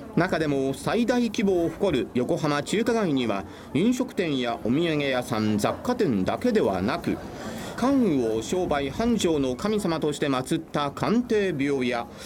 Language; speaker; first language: Japanese; native; Japanese